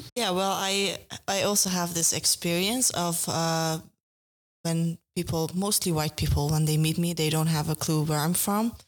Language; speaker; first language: English; non-native, fluent; Persian